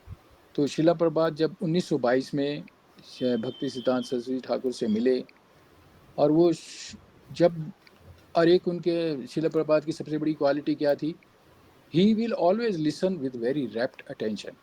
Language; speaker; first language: Hindi; native; Hindi